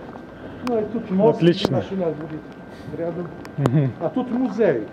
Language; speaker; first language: Russian; non-native, learner; Polish